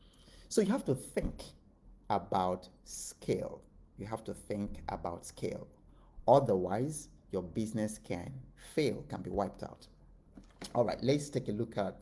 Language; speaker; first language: English; non-native, local second language; Igbo